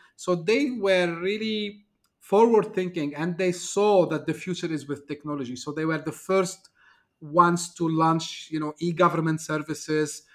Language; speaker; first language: English; non-native, fluent; Turkish